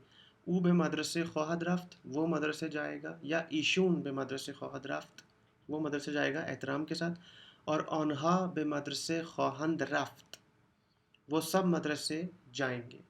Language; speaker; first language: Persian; non-native, fluent; Urdu